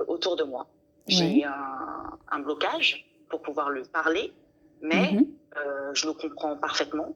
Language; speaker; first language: French; native; French